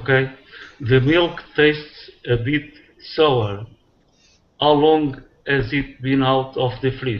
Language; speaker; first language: English; non-native, learner; Portuguese